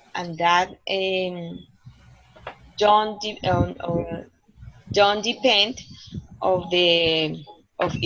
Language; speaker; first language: English; non-native, learner; Spanish